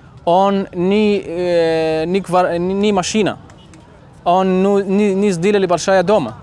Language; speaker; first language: Russian; non-native, learner; Arabic